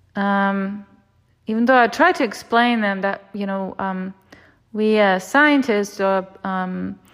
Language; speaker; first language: English; non-native, fluent; German